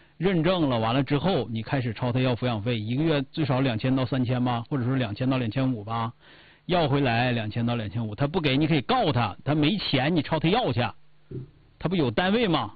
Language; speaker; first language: Chinese; native; Chinese